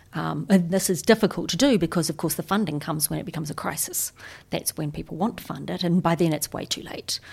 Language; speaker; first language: English; native; English